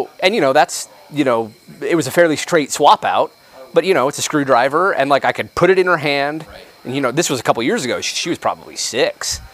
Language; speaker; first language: English; native; English